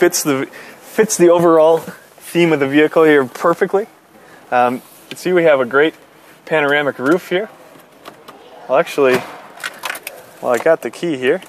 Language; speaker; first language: English; native; English